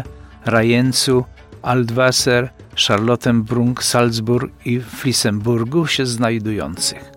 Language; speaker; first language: Polish; native; Polish